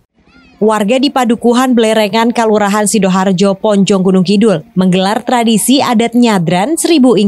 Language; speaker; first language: Indonesian; native; Indonesian